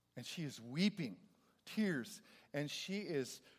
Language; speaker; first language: English; native; English